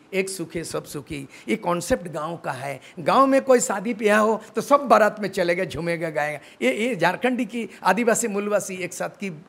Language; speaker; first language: Hindi; native; Hindi